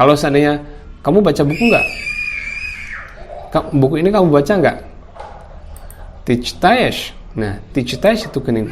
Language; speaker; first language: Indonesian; non-native, local second language; Javanese